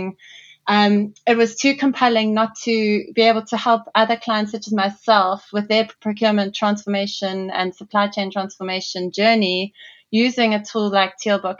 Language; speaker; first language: English; native; English